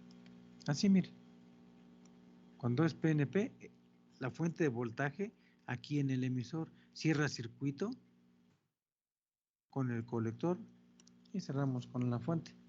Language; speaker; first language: Spanish; native; Spanish